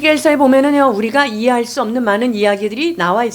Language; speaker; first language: Korean; native; Korean